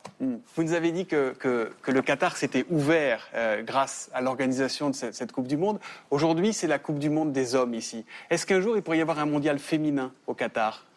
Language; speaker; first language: French; native; French